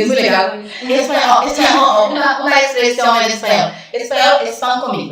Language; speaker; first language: Spanish; non-native, learner; Portuguese